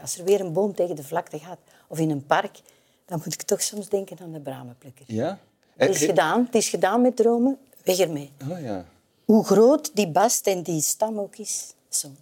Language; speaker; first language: Dutch; native; Dutch